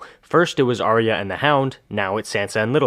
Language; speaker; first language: English; native; English